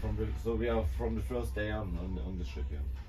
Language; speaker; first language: English; non-native, learner; German